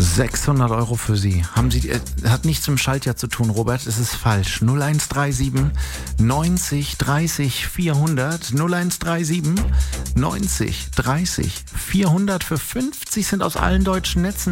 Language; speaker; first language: German; native; German